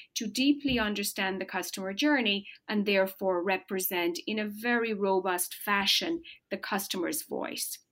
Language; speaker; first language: English; native; English